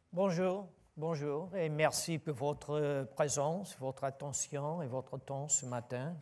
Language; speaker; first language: French; non-native, learner; English